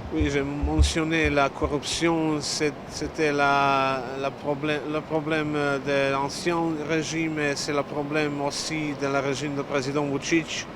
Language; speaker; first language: French; non-native, learner; Serbian